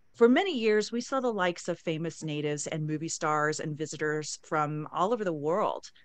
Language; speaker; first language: English; native; English